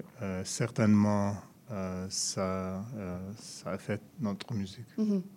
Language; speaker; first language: French; non-native, learner; Arabic